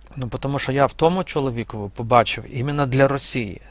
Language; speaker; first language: Ukrainian; non-native, fluent; Belarusian